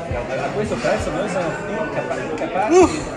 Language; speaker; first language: Italian; native; Italian